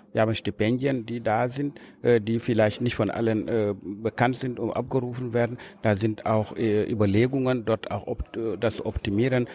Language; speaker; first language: German; non-native, fluent; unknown